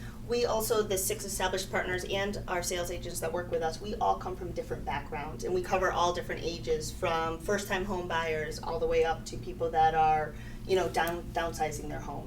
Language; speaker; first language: English; native; English